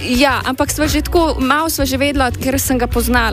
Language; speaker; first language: Slovenian; native; Slovenian